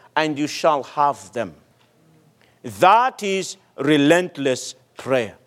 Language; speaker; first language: English; non-native, fluent; Malagasy